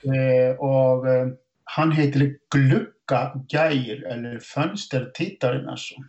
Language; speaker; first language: Swedish; non-native, fluent; Icelandic